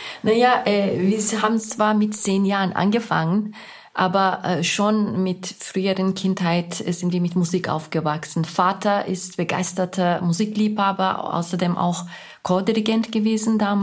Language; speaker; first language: German; non-native, fluent; Turkish